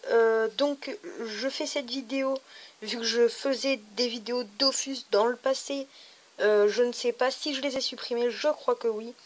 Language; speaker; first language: French; native; French